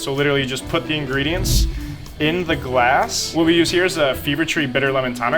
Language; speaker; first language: English; native; English